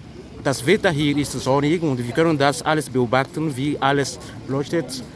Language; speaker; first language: German; non-native, fluent; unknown